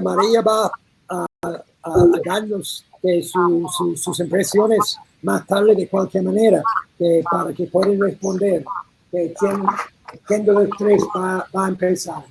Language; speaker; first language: Spanish; non-native, learner; English